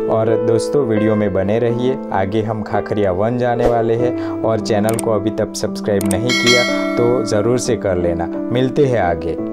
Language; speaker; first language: Hindi; non-native, local second language; Gujarati